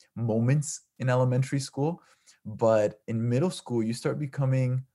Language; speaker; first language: English; early bilingual, other home language; Spanish